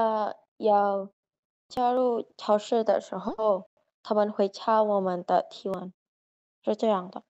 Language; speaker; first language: Chinese; non-native, learner; Indonesian